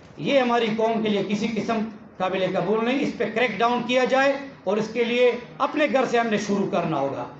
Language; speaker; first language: Urdu; non-native, local second language; Pashto